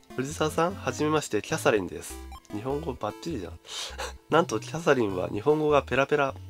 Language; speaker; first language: Japanese; native; Japanese